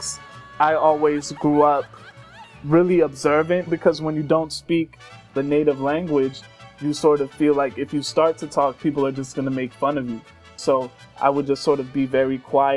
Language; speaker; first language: English; early bilingual, other home language; Spanish